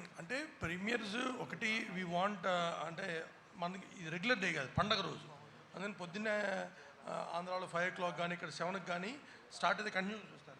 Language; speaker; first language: Telugu; native; Telugu